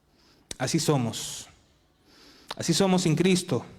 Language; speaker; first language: Spanish; native; Spanish